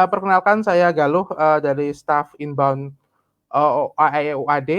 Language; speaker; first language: Indonesian; native; Indonesian